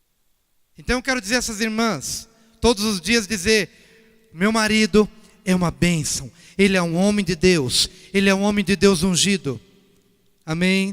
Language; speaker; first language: Portuguese; native; Portuguese